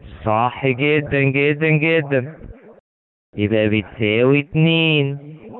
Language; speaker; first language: Arabic; native; Arabic